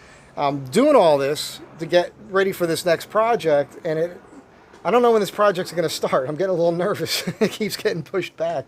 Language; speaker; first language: English; native; English